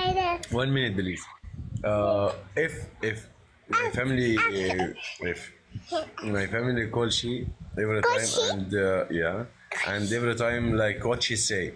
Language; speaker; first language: English; non-native, learner; Arabic